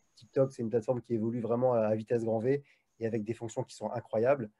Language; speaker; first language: French; native; French